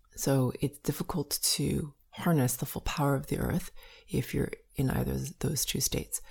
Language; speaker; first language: English; native; English